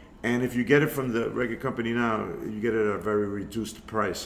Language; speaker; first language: English; early bilingual, other home language; Spanish